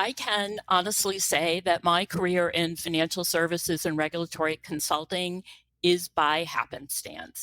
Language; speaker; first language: English; native; English